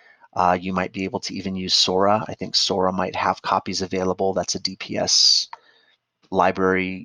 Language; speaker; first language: English; native; English